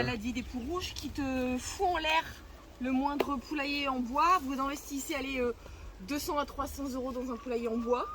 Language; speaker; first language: French; native; French